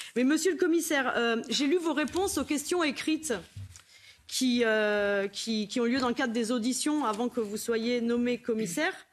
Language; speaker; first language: French; native; French